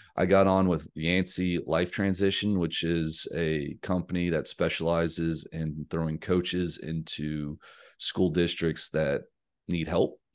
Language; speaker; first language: English; native; English